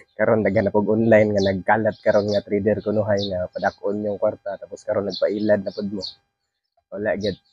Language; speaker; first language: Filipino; non-native, local second language; Cebuano